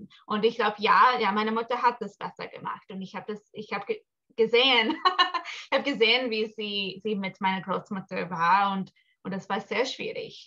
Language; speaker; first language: German; early bilingual, heritage; English